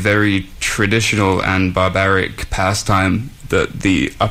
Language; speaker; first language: English; native; English